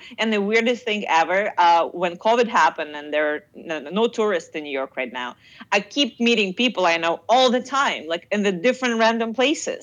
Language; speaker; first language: English; non-native, fluent; Russian